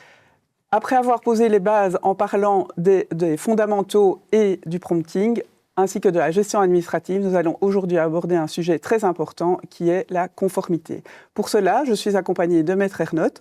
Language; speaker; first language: French; native; French